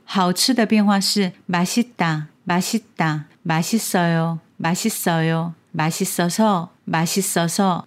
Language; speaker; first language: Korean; non-native, fluent; Chinese